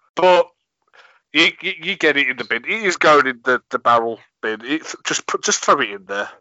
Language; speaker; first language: English; native; English